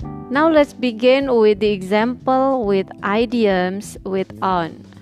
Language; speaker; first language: English; non-native, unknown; Indonesian